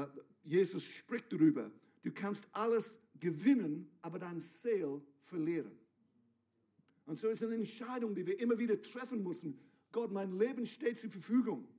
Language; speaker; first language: German; non-native, fluent; English